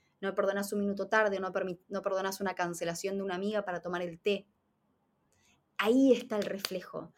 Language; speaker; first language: Spanish; native; Spanish